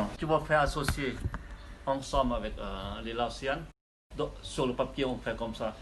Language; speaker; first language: French; non-native, learner; Lao